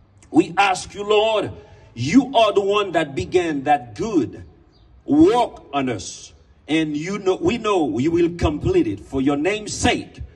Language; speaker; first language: English; non-native, fluent; Haitian Creole